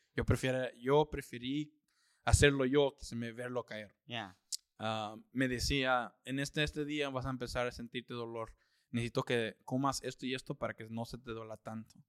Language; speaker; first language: Spanish; early bilingual, heritage; Spanish